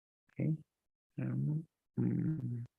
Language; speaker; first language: English; non-native, learner; Spanish